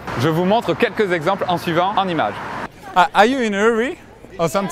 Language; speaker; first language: French; native; French